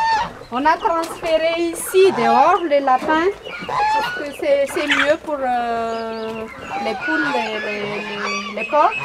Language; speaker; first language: French; non-native, local second language; Malagasy